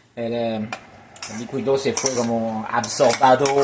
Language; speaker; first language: Spanish; non-native, learner; French